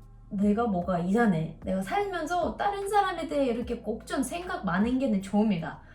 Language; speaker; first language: Korean; non-native, learner; Russian